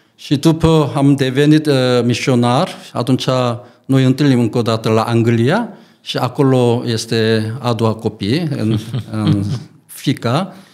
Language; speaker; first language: Romanian; non-native, learner; Korean